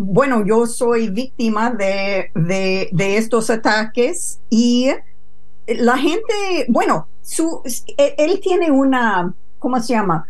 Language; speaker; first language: Spanish; non-native, fluent; English